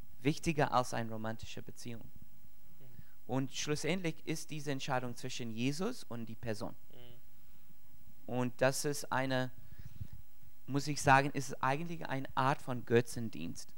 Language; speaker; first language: German; non-native, learner; English